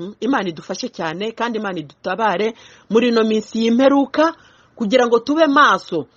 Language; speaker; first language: Kinyarwanda; early bilingual, heritage; Kinyarwanda